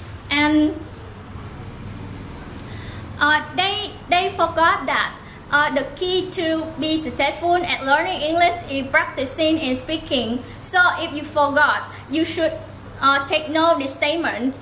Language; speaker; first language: English; non-native, learner; Vietnamese